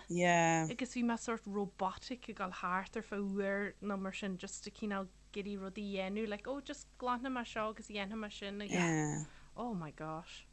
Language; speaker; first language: Irish; native; Irish